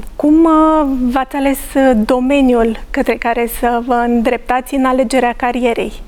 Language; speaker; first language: Romanian; native; Romanian